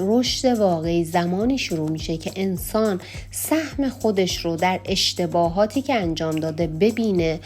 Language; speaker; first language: Persian; native; Persian